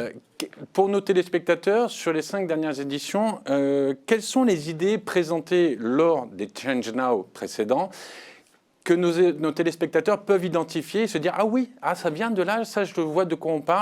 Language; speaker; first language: French; native; French